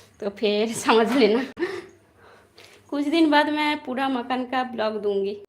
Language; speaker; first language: Hindi; non-native, local second language; Bangla